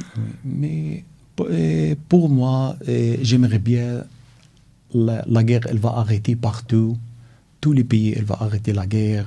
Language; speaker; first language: French; non-native, learner; Arabic